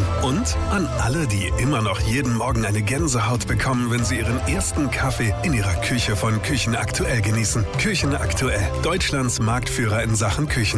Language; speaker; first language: German; native; German